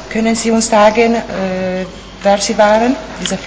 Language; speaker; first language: German; non-native, fluent; Italian